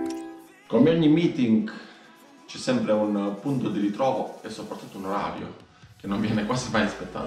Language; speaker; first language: Italian; native; Italian